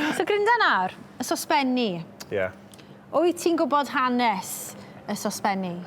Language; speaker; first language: Welsh; native; Welsh